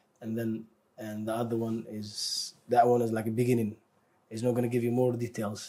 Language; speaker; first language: English; non-native, fluent; Somali